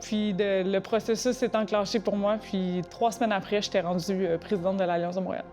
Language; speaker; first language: French; native; French